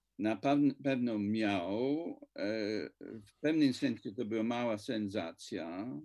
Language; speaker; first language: Polish; non-native, fluent; English